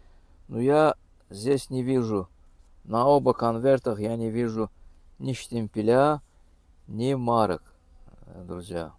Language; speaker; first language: Russian; non-native, fluent; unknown